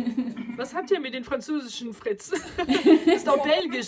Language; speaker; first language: German; non-native, fluent; French